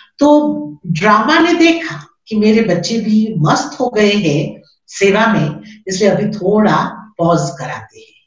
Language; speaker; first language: Hindi; non-native, local second language; Gujarati